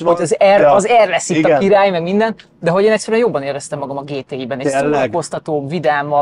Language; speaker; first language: Hungarian; native; Hungarian